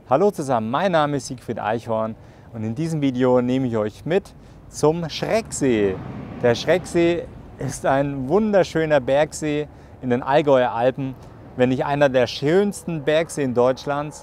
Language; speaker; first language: German; native; German